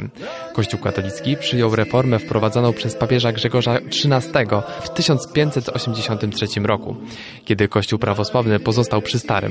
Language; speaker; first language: Polish; native; Polish